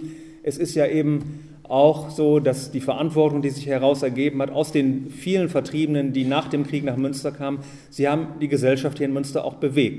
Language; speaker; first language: German; native; German